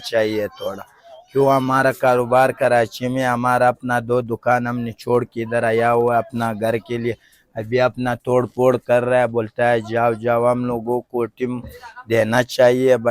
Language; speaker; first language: Hindi; non-native, local second language; Pashto